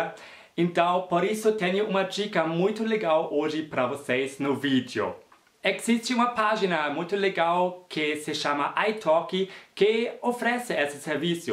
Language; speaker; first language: Portuguese; non-native, fluent; German